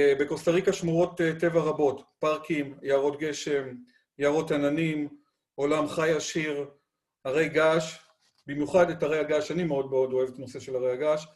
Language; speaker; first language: Hebrew; non-native, fluent; Spanish